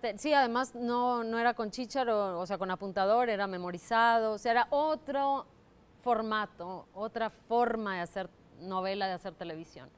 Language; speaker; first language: Spanish; native; Spanish